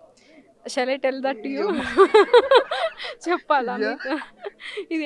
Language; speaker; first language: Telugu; non-native, learner; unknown